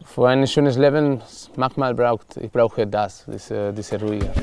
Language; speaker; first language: German; non-native, learner; Spanish